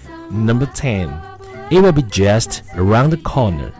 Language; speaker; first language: English; non-native, fluent; Chinese